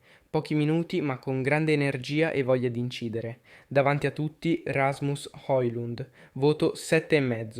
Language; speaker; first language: Italian; native; Italian